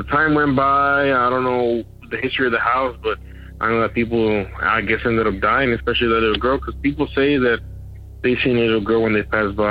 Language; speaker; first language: English; native; English